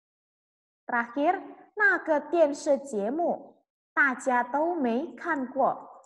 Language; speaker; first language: Chinese; non-native, fluent; Indonesian